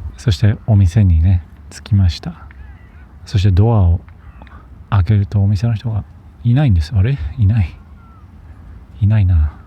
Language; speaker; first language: Japanese; native; Japanese